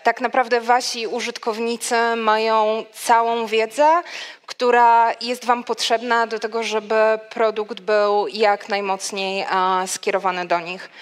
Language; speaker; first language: Polish; native; Polish